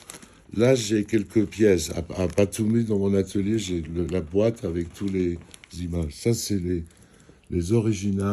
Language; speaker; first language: French; non-native, fluent; Georgian